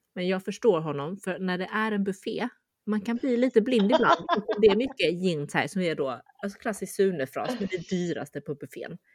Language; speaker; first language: Swedish; early bilingual, other home language; Chinese